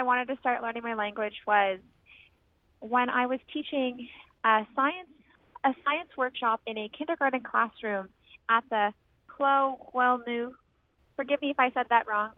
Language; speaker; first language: English; native; English